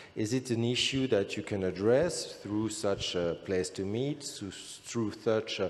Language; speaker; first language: English; non-native, fluent; French